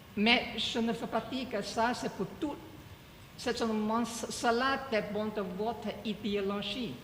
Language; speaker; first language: French; non-native, learner; Chinese